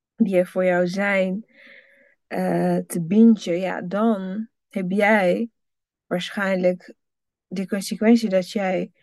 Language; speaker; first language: Dutch; non-native, fluent; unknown